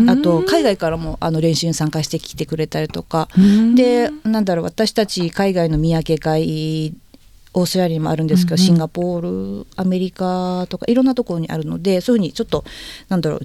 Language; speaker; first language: Japanese; native; Japanese